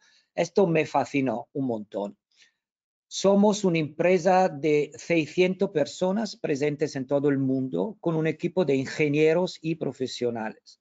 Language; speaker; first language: Spanish; non-native, learner; Italian